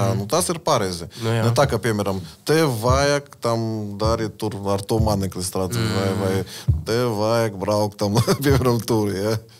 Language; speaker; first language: Latvian; non-native, learner; Russian